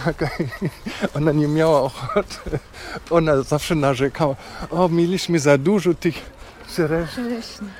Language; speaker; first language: Polish; non-native, fluent; German